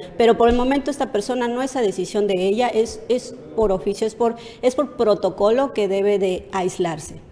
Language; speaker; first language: Spanish; native; Spanish